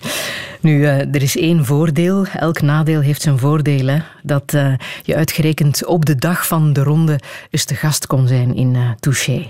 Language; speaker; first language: Dutch; native; Dutch